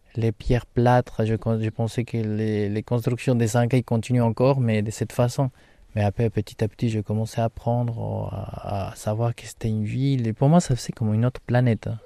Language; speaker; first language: French; non-native, fluent; Spanish